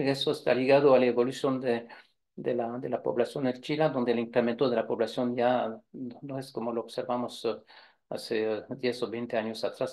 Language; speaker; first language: Spanish; non-native, fluent; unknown